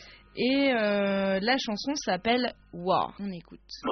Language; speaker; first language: French; native; French